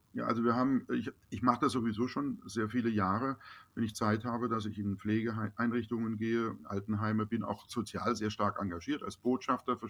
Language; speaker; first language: German; native; German